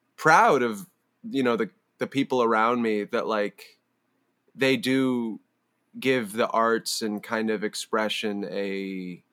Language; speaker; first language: English; native; English